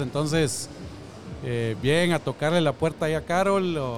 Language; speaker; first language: Spanish; native; Spanish